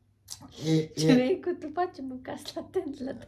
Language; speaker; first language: French; non-native, fluent; Tibetan